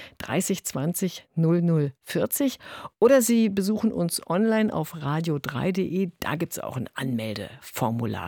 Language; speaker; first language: German; native; German